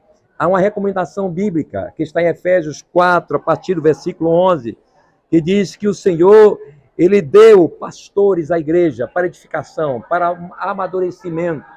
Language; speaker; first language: Portuguese; native; Portuguese